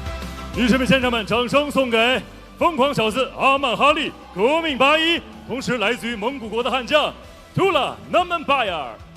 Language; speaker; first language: Chinese; native; Chinese